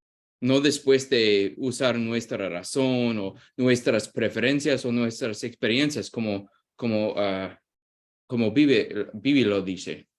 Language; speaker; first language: Spanish; non-native, fluent; English